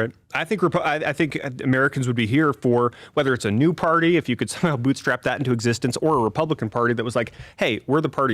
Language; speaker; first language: English; native; English